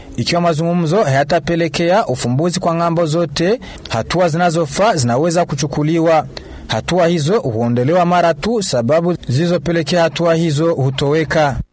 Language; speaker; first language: Swahili; non-native, local second language; Rundi